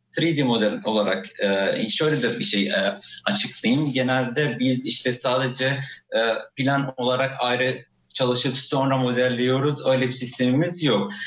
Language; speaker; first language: Turkish; non-native, fluent; Arabic